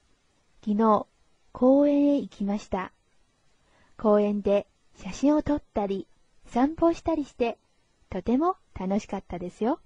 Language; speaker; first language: Japanese; non-native, fluent; Chinese